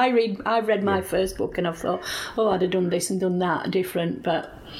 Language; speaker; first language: English; native; English